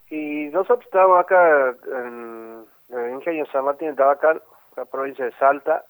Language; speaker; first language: Spanish; native; Spanish